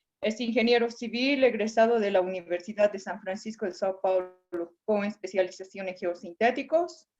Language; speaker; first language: Spanish; native; Spanish